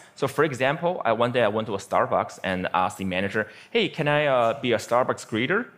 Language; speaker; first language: English; non-native, fluent; Chinese